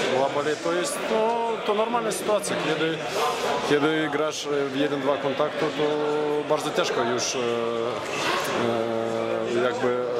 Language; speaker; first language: Polish; non-native, learner; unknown